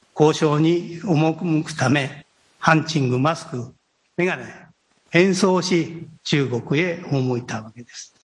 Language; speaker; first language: Japanese; native; Japanese